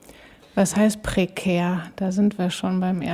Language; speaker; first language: German; native; German